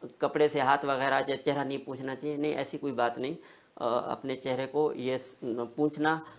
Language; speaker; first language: Urdu; native; Urdu